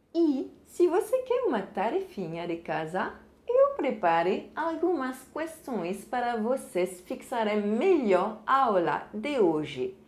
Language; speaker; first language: Portuguese; non-native, fluent; French